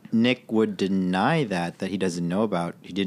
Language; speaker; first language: English; non-native, local second language; Filipino